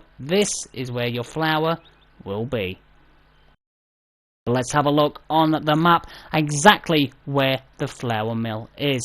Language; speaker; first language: English; native; English